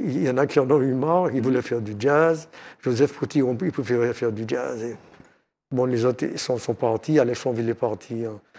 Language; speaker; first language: French; native; French